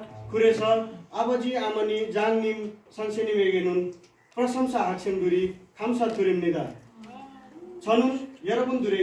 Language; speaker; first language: Korean; non-native, learner; Nepali